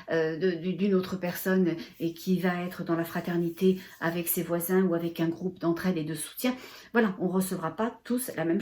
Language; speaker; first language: French; native; French